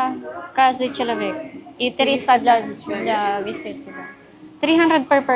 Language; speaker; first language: Russian; non-native, learner; Filipino